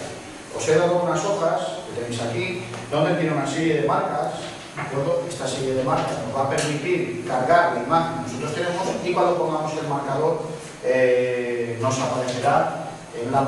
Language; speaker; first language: Spanish; native; Spanish